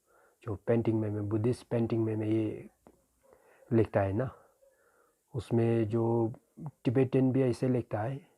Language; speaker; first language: Hindi; non-native, fluent; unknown